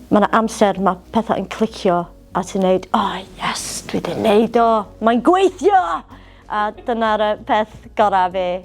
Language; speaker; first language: Welsh; non-native, local second language; English